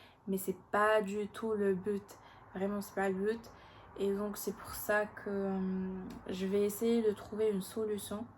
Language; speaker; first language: French; non-native, local second language; Arabic